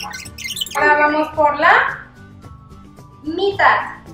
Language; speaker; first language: Spanish; native; Spanish